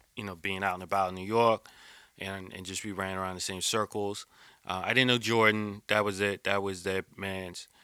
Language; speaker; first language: English; native; English